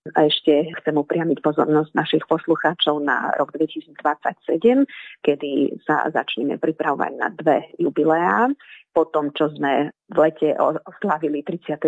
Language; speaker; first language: Slovak; non-native, local second language; Hungarian